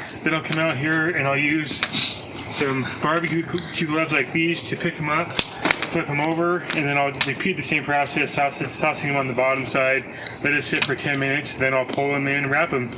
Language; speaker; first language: English; native; English